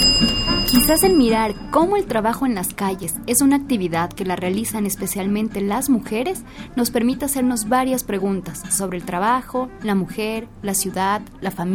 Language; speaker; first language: Spanish; native; Spanish